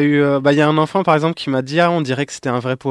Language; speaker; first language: French; native; French